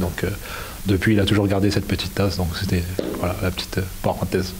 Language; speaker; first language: French; native; French